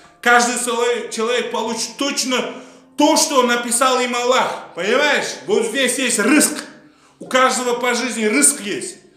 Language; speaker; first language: Russian; non-native, local second language; Uzbek